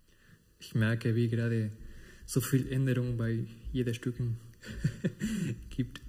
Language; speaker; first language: German; non-native, fluent; Spanish